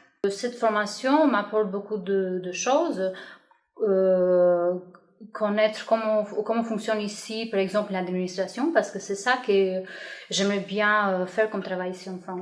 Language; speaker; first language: French; non-native, local second language; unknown